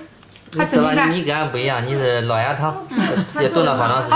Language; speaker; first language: Chinese; native; Chinese